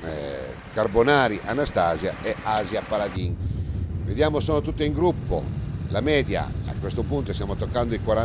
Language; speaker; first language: Italian; native; Italian